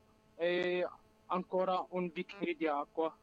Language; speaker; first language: Italian; non-native, learner; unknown